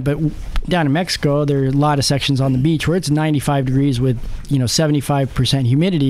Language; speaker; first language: English; native; English